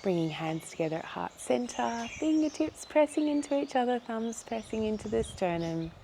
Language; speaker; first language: English; native; English